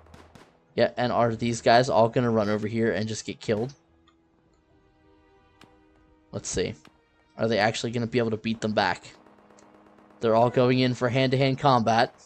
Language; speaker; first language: English; native; English